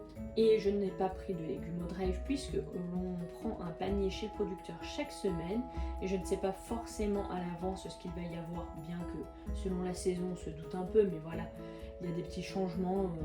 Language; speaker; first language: French; native; French